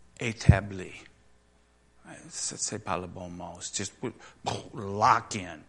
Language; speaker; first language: French; non-native, learner; English